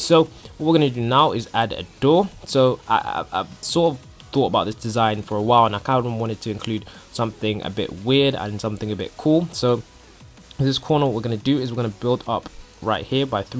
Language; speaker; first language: English; native; English